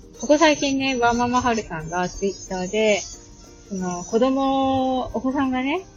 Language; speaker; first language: Japanese; native; Japanese